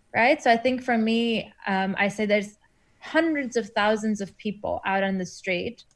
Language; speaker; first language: English; non-native, fluent; German